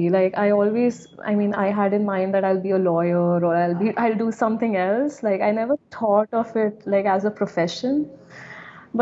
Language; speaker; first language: English; non-native, local second language; Hindi